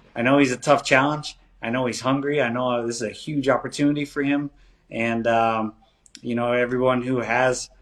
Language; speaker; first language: English; native; English